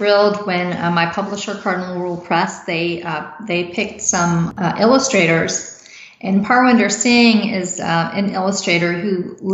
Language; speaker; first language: English; native; English